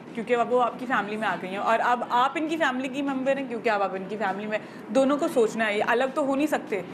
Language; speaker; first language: Urdu; native; Urdu